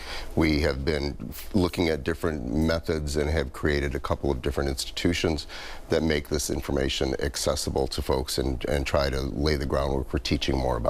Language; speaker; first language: English; native; English